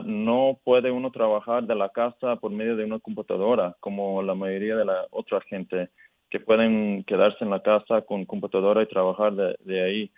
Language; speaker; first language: Spanish; early bilingual, heritage; Spanish